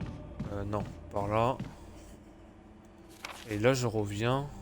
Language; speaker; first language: French; native; French